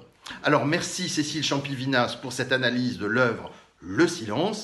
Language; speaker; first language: French; native; French